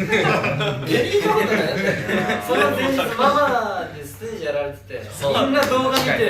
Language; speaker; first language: Japanese; native; Japanese